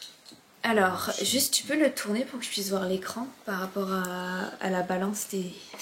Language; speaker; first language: French; native; French